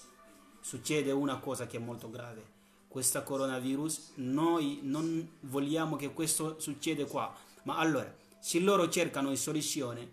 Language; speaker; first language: Italian; non-native, learner; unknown